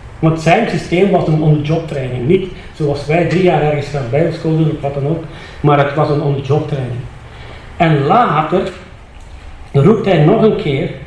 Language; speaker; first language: Dutch; native; Dutch